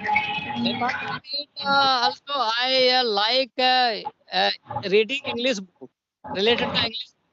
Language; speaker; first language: English; non-native, learner; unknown